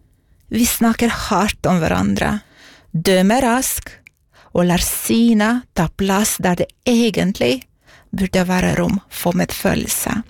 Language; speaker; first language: Norwegian; non-native, fluent; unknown